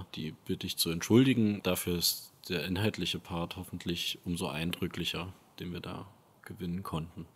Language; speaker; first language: German; native; German